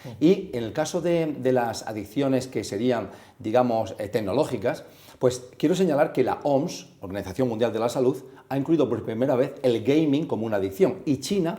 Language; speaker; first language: Spanish; native; Spanish